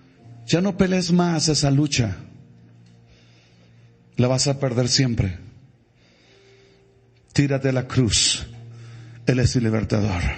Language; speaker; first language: Spanish; native; Spanish